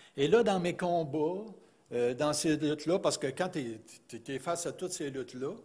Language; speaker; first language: French; native; French